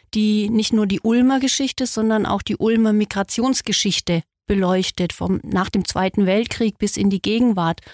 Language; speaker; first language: German; native; German